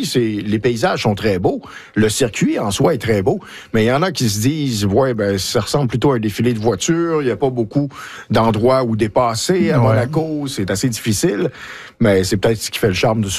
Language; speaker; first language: French; native; French